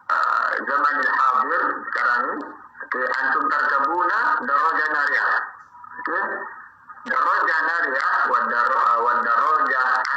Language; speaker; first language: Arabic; non-native, fluent; Malay